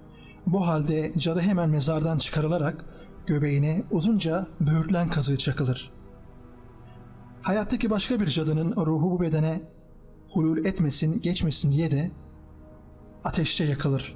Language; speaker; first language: Turkish; native; Turkish